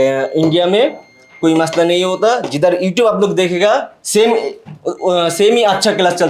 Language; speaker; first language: Hindi; non-native, fluent; Bangla